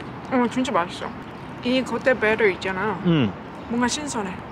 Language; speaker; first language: Korean; native; Korean